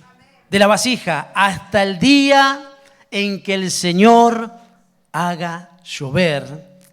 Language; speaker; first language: Spanish; native; Spanish